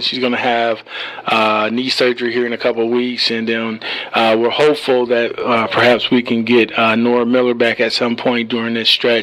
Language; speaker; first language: English; native; English